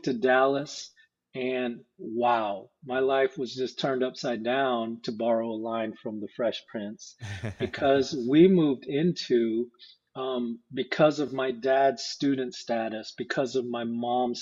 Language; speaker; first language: English; early bilingual, other home language; Korean